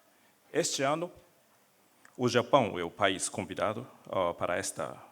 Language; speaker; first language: Portuguese; non-native, learner; Japanese